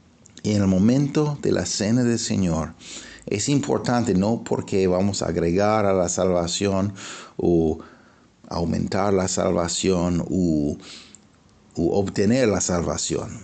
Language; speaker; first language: Spanish; non-native, fluent; English